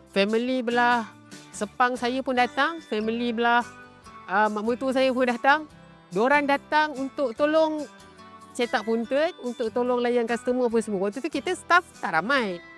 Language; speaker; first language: Malay; native; Malay